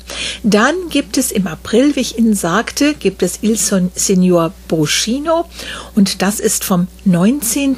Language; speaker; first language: German; native; German